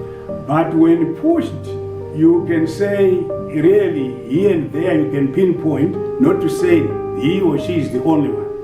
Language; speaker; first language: English; non-native, local second language; Shona